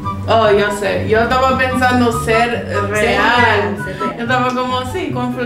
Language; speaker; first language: Spanish; non-native, fluent; English